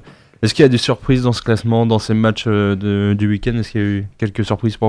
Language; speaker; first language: French; native; French